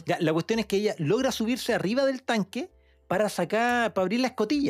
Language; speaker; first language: Spanish; native; Spanish